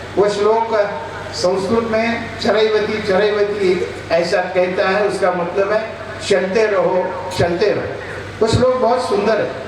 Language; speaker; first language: Hindi; non-native, local second language; Marathi